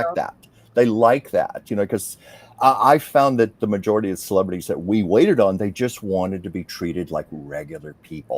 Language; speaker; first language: English; native; English